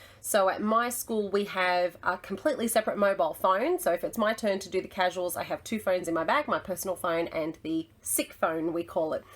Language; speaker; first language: English; native; English